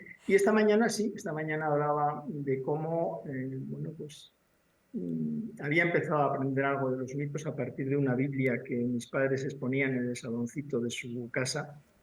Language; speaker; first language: Spanish; native; Spanish